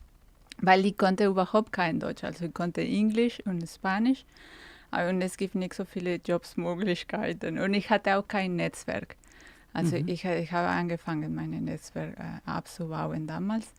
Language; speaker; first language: German; non-native, fluent; Spanish